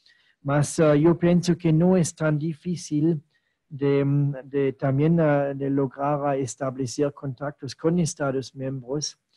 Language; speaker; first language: Spanish; non-native, fluent; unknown